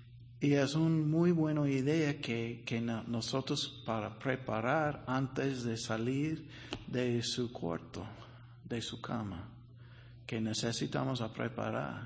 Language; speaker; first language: Spanish; non-native, learner; English